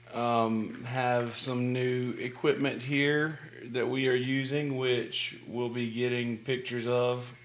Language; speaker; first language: English; native; English